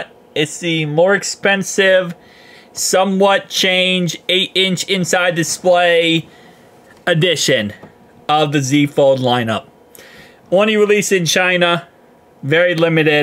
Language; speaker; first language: English; native; English